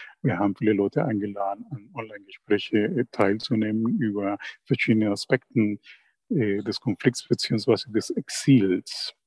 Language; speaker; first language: German; non-native, fluent; Spanish